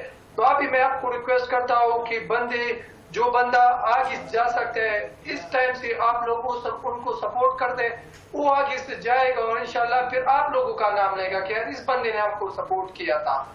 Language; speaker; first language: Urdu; non-native, local second language; Pashto